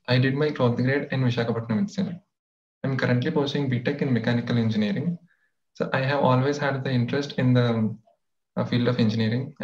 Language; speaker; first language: English; non-native, local second language; Telugu